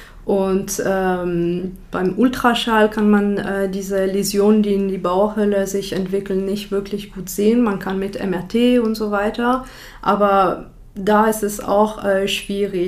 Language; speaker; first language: German; non-native, fluent; French